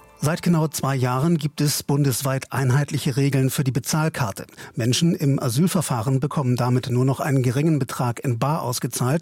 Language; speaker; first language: German; native; German